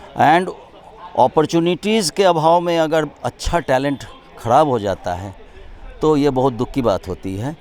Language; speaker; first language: Hindi; native; Hindi